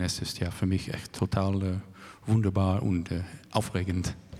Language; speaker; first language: German; non-native, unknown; English